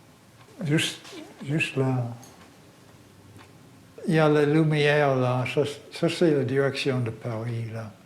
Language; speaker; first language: French; non-native, learner; English